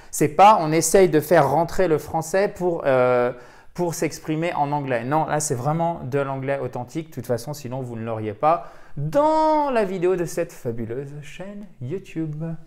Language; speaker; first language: French; native; French